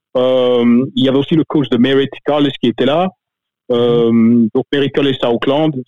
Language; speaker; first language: French; native; French